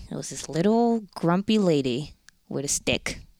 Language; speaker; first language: English; non-native, fluent; Dutch